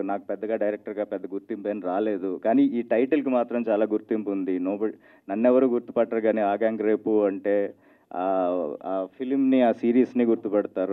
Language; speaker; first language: Telugu; native; Telugu